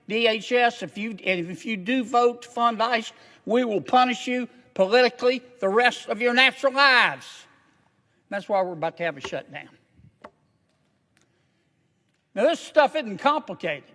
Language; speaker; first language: English; native; English